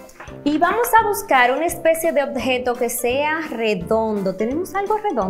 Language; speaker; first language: Spanish; native; Spanish